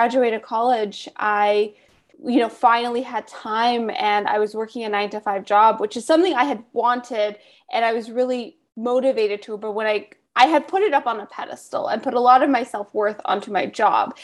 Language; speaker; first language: English; native; English